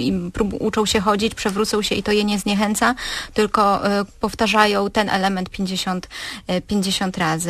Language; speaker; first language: Polish; native; Polish